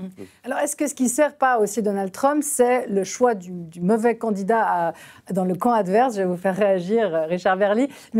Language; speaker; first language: French; native; French